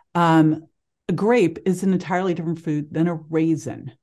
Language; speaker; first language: English; native; English